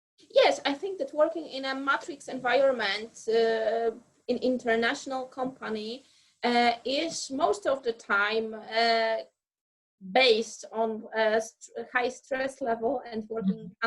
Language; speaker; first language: English; non-native, fluent; Polish